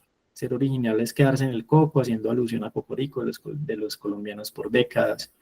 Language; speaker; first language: Spanish; native; Spanish